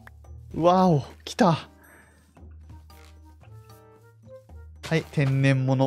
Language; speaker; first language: Japanese; native; Japanese